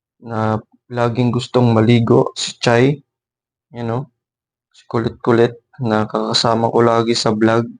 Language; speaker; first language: Filipino; non-native, local second language; Waray